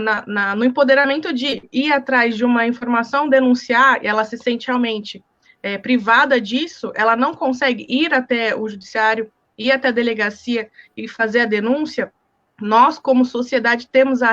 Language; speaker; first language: Portuguese; native; Portuguese